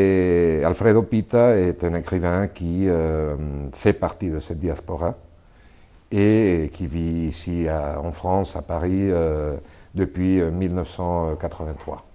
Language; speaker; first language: French; non-native, fluent; Spanish